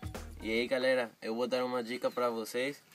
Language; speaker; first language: Portuguese; non-native, fluent; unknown